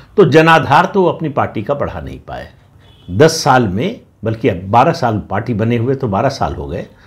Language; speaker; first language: Hindi; native; Hindi